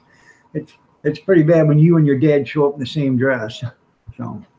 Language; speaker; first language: English; native; English